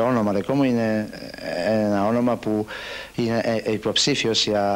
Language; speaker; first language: Greek; non-native, learner; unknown